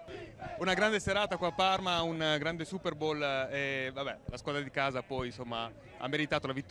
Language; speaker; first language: Italian; native; Italian